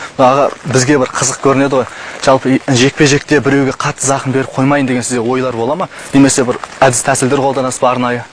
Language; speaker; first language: Kazakh; native; Kazakh